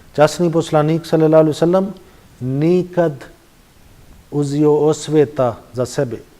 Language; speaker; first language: Bosnian; non-native, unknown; Urdu